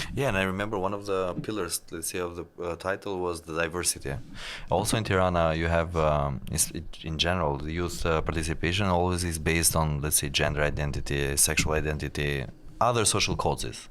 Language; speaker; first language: English; non-native, fluent; Albanian